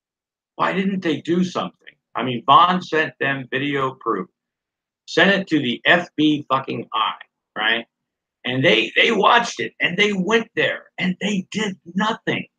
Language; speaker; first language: English; native; English